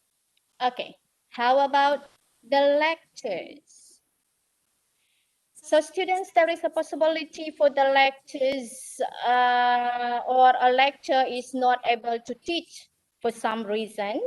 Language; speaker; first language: English; non-native, fluent; Indonesian